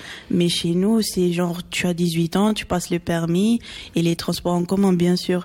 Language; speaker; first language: French; early bilingual, other home language; Portuguese